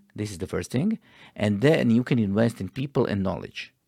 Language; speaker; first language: English; non-native, fluent; Croatian